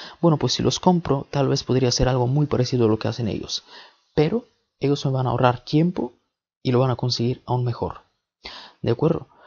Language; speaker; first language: Spanish; early bilingual, other home language; Bulgarian